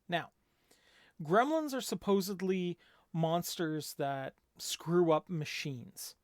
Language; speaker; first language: English; native; English